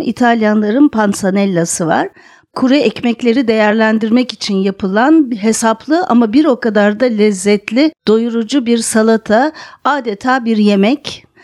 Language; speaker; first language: Turkish; native; Turkish